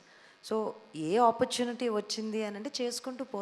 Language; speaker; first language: Telugu; native; Telugu